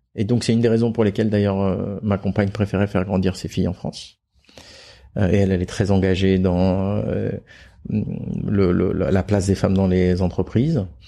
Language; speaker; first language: French; native; French